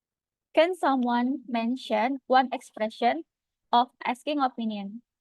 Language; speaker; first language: English; non-native, fluent; Indonesian